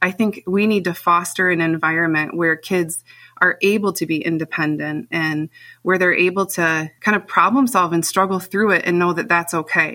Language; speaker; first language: English; native; English